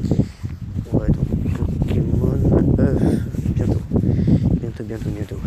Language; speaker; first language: French; native; French